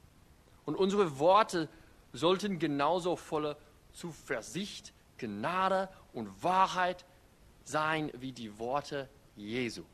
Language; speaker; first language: German; non-native, fluent; English